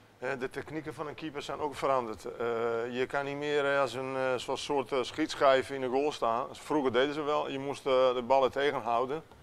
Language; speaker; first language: Dutch; non-native, fluent; Italian